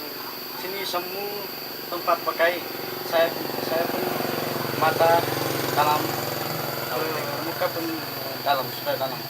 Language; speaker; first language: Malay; non-native, learner; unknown